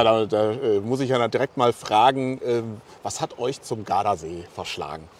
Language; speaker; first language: German; native; German